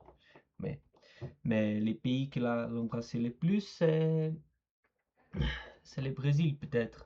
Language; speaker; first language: French; non-native, learner; Portuguese